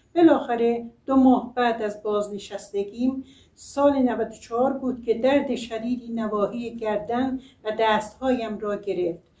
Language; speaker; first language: Persian; non-native, local second language; Azerbaijani